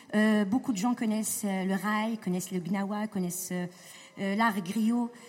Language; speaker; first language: French; non-native, local second language; Arabic